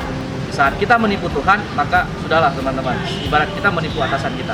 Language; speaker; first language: Indonesian; native; Indonesian